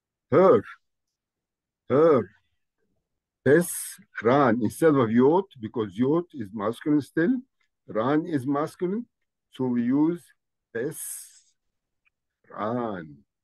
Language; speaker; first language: English; non-native, fluent; Arabic